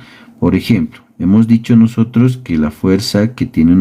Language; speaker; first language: Spanish; native; Spanish